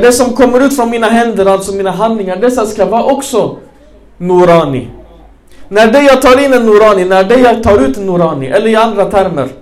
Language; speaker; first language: Swedish; early bilingual, other home language; Arabic